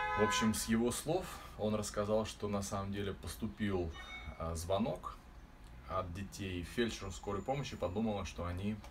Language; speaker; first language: Russian; native; Russian